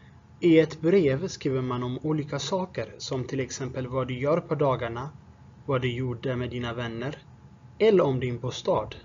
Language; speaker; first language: Swedish; non-native, fluent; Tigrinya